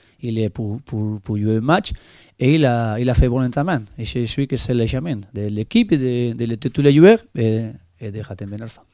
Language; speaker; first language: French; non-native, learner; Spanish